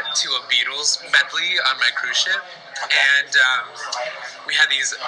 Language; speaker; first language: English; early bilingual, other home language; Polish